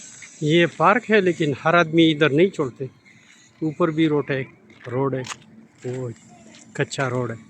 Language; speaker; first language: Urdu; non-native, local second language; Pashto